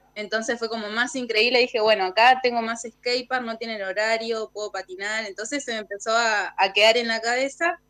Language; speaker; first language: Spanish; native; Spanish